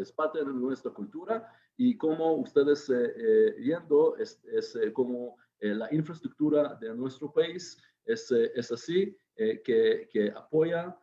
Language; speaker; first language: Spanish; non-native, fluent; Hebrew